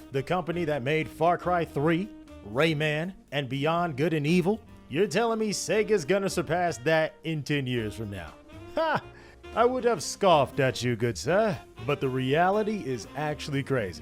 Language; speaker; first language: English; native; English